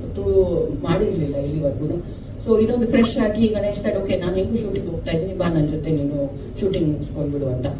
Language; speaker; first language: Kannada; non-native, local second language; Tulu